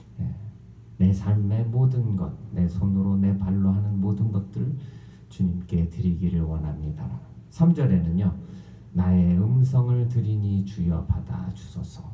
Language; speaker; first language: Korean; native; Korean